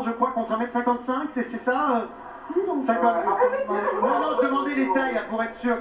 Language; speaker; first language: French; native; French